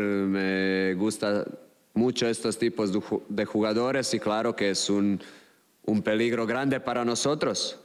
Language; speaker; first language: Spanish; non-native, fluent; Croatian